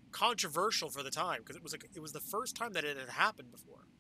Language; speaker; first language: English; native; English